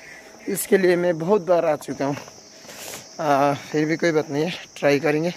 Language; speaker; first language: Hindi; non-native, learner; Nepali